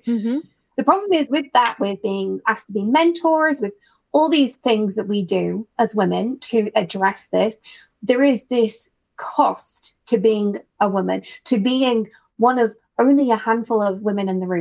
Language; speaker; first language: English; native; English